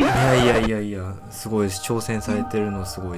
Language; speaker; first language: Japanese; native; Japanese